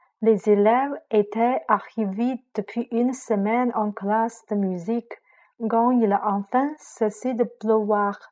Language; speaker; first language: French; non-native, fluent; Chinese